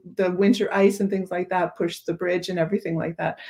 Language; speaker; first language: English; native; English